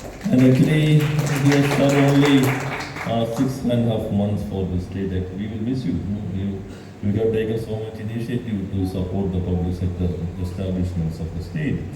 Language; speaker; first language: English; non-native, local second language; Malayalam